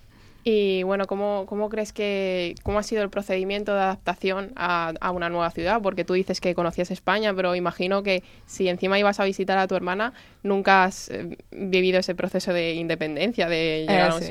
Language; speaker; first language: Spanish; native; Spanish